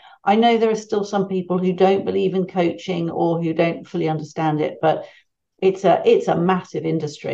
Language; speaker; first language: English; native; English